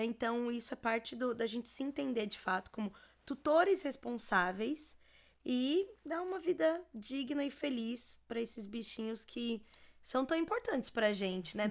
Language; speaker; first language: Portuguese; native; Portuguese